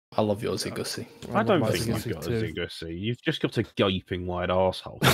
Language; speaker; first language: English; native; English